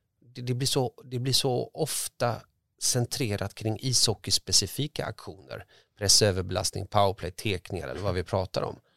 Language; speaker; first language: Swedish; early bilingual, other home language; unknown